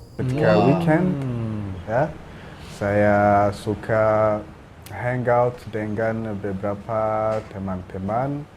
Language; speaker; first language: Indonesian; non-native, learner; Rundi